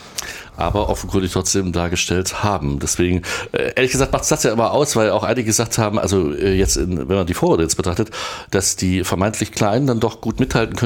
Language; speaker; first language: German; native; German